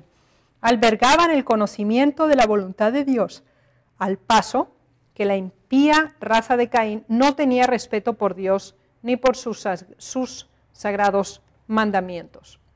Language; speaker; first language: Spanish; native; Spanish